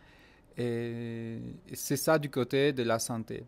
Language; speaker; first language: French; non-native, fluent; Spanish